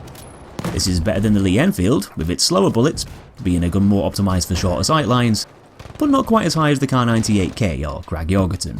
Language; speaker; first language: English; native; English